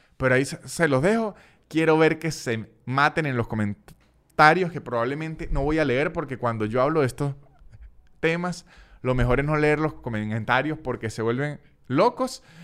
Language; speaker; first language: Spanish; native; Spanish